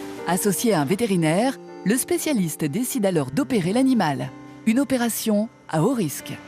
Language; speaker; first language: French; native; French